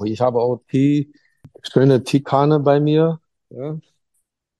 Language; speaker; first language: German; non-native, learner; Chinese